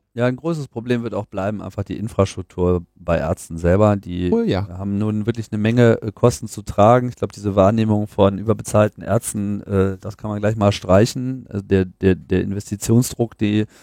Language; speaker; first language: German; native; German